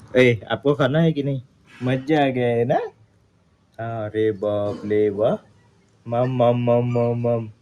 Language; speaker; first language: Hindi; non-native, local second language; Gujarati